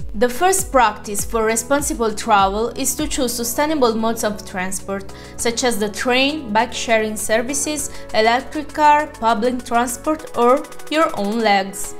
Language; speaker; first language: English; non-native, fluent; Italian